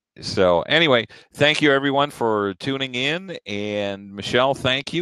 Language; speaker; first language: English; native; English